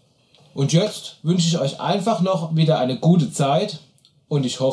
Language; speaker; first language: German; native; German